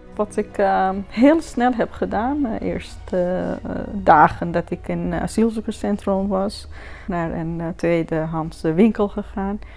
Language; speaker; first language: Dutch; non-native, fluent; Persian